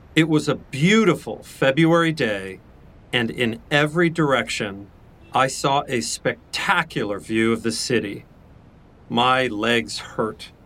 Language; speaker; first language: English; native; English